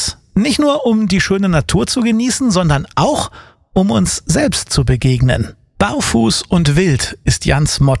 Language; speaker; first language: German; native; German